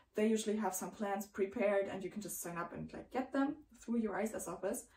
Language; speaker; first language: English; non-native, fluent; German